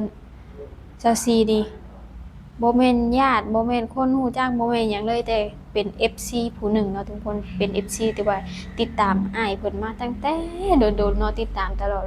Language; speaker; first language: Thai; non-native, local second language; Lao